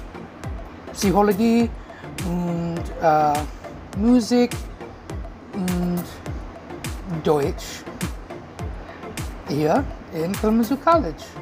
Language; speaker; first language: German; non-native, learner; English